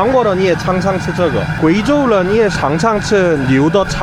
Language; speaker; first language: Chinese; non-native, learner; Korean